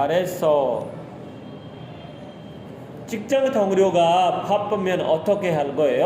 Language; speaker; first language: Korean; non-native, fluent; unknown